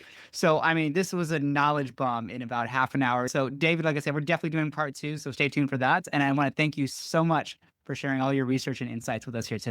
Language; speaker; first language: English; native; English